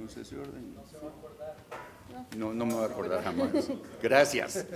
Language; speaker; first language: Spanish; native; Spanish